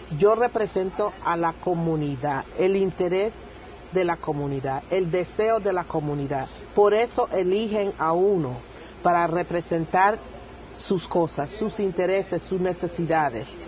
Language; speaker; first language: Spanish; native; Spanish